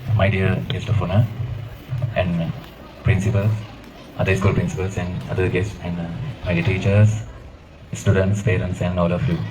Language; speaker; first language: English; non-native, local second language; Sinhala